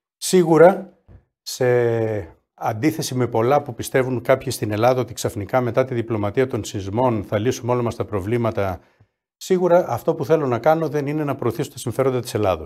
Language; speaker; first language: Greek; native; Greek